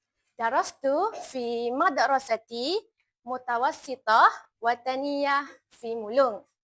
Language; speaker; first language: Arabic; non-native, learner; Malay